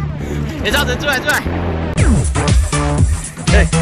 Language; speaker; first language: Chinese; native; Chinese